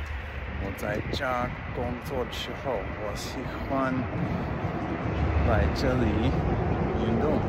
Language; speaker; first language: Chinese; non-native, learner; English